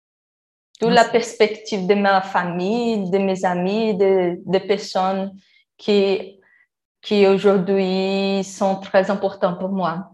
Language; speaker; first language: French; non-native, learner; Portuguese